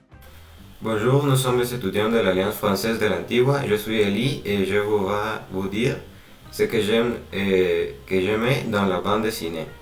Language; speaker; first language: French; non-native, learner; Spanish